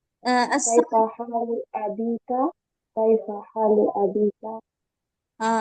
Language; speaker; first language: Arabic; non-native, learner; Indonesian